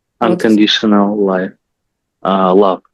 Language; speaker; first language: English; non-native, learner; Russian